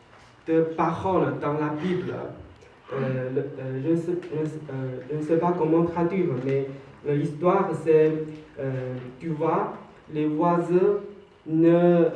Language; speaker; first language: French; non-native, learner; Chinese